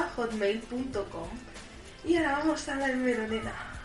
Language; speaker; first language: Spanish; native; Spanish